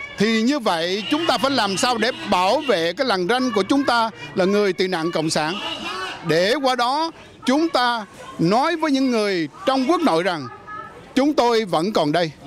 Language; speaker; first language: Vietnamese; native; Vietnamese